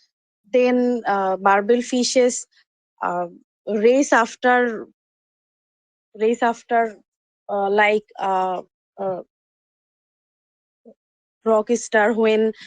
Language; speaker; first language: English; non-native, learner; Bangla